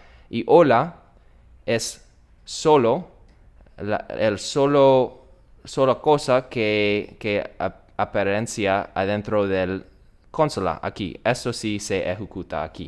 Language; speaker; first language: Spanish; non-native, learner; English